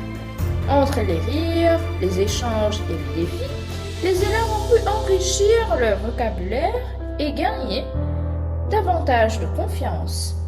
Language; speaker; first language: French; non-native, fluent; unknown